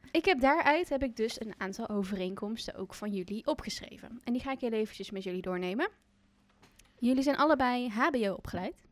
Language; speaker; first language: Dutch; native; Dutch